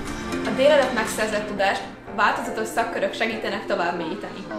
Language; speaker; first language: Hungarian; native; Hungarian